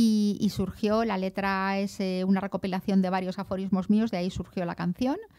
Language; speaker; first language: Spanish; native; Spanish